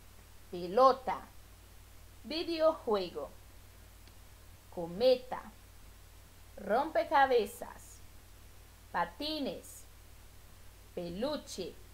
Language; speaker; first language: Spanish; non-native, fluent; Portuguese